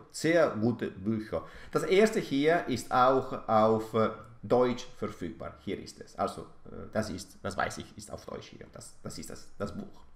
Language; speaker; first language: German; non-native, fluent; Italian